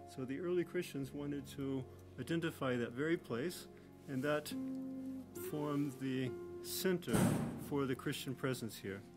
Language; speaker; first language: English; native; English